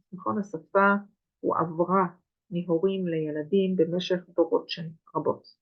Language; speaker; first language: Hebrew; native; Hebrew